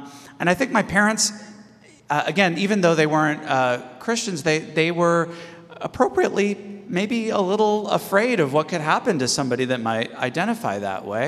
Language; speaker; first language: English; native; English